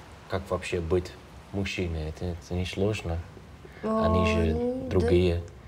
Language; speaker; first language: Russian; non-native, fluent; Dutch